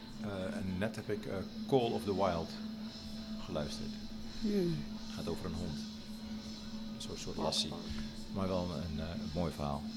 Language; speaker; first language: Dutch; native; Dutch